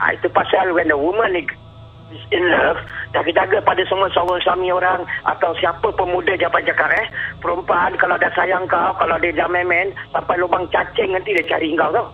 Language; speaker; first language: Malay; native; Malay